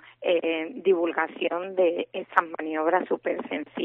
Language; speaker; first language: Spanish; native; Spanish